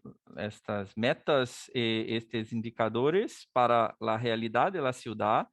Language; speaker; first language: Spanish; non-native, learner; Portuguese